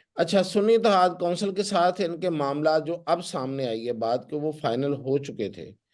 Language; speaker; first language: Urdu; non-native, local second language; Punjabi